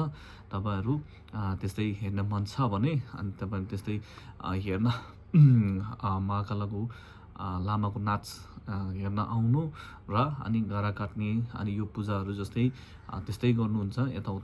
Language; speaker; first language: Nepali; non-native, local second language; Tibetan